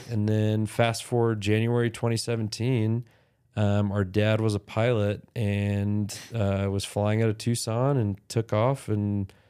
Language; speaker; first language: English; native; English